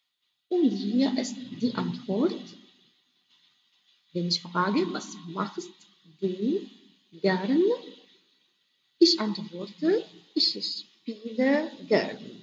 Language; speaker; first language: German; non-native, fluent; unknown